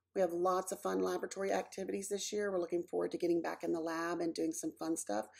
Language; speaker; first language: English; native; English